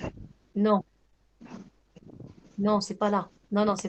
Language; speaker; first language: French; native; French